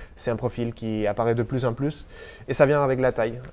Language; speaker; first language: French; non-native, fluent; Spanish